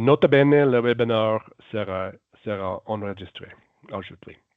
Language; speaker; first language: French; non-native, local second language; German